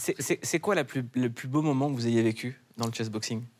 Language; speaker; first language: French; native; French